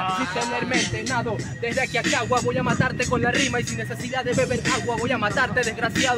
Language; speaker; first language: Spanish; native; Spanish